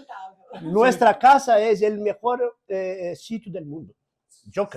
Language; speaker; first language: Spanish; non-native, fluent; Portuguese